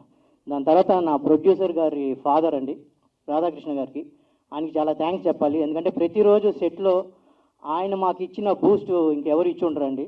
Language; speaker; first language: Telugu; native; Telugu